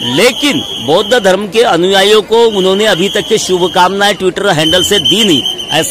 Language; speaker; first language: Hindi; non-native, local second language; Marathi